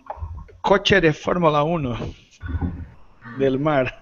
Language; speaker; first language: Spanish; non-native, learner; Portuguese